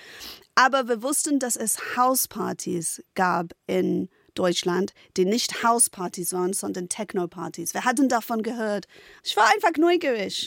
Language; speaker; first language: German; non-native, fluent; English